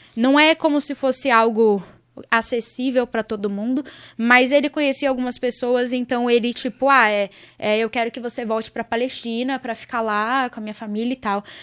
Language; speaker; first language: Portuguese; early bilingual, other home language; Arabic